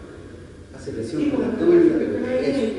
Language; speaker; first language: Spanish; native; Spanish